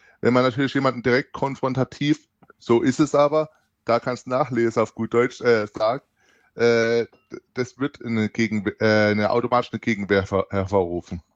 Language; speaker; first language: German; native; German